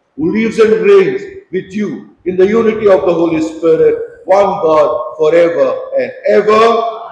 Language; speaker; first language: English; non-native, local second language; Konkani